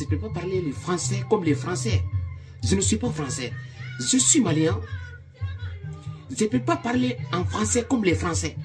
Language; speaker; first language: French; non-native, local second language; Bambara